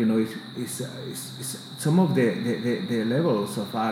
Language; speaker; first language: English; non-native, fluent; Spanish